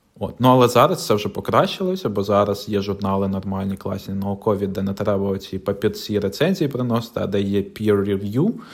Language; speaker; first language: Ukrainian; non-native, local second language; Russian